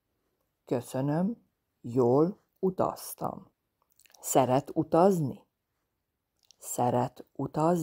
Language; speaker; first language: Hungarian; non-native, fluent; Serbian